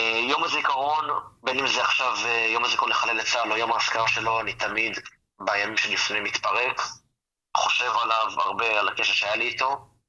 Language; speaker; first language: Hebrew; native; Hebrew